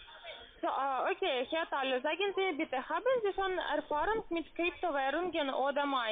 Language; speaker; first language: German; non-native, learner; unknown